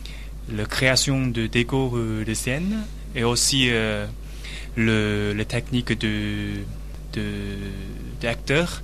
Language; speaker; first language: French; non-native, learner; Chinese